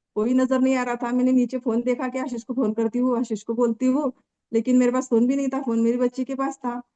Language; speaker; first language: Hindi; non-native, local second language; Marathi